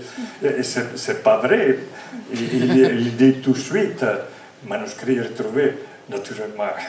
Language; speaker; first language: French; non-native, fluent; Italian